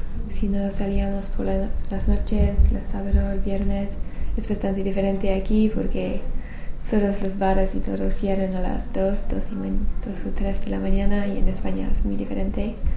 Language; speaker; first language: Spanish; non-native, learner; English